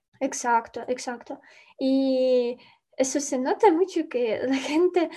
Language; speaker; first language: Spanish; non-native, learner; Ukrainian